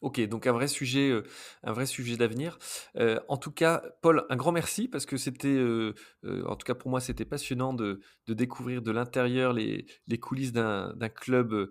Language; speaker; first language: French; native; French